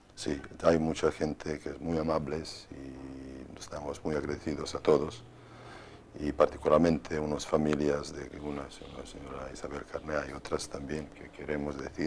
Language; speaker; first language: Spanish; non-native, fluent; Bosnian